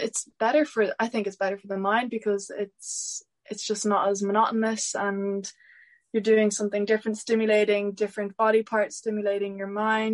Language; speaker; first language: English; native; English